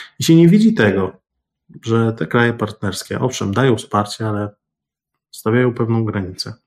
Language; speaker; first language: Polish; native; Polish